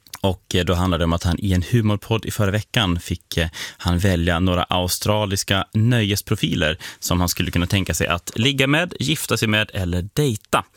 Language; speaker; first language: Swedish; native; Swedish